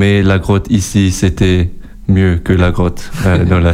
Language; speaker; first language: French; non-native, local second language; German